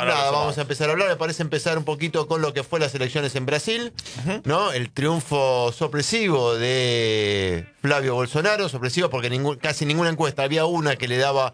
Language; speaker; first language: Spanish; native; Spanish